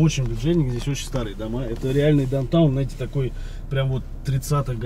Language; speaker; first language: Russian; native; Russian